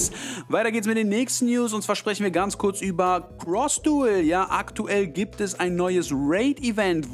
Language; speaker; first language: German; native; German